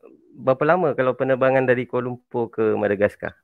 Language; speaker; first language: Malay; native; Malay